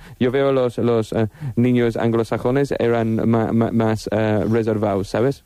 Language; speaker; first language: Spanish; non-native, fluent; English